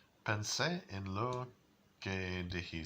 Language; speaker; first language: Spanish; non-native, learner; English